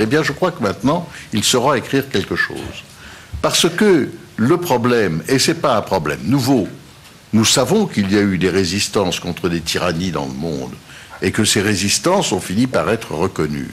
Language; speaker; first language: French; native; French